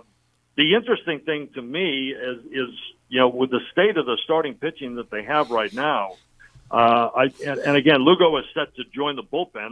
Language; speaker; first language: English; native; English